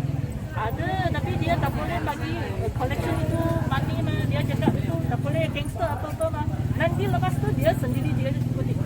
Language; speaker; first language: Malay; non-native, local second language; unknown